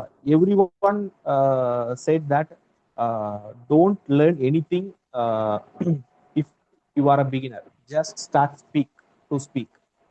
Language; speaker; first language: English; non-native, learner; Tamil